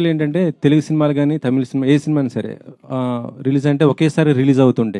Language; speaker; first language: Telugu; native; Telugu